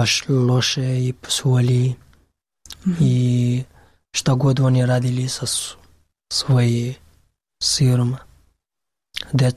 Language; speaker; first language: Serbian; non-native, learner; Pashto